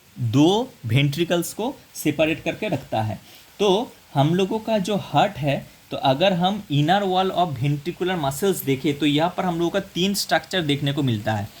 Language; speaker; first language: Hindi; non-native, local second language; Bangla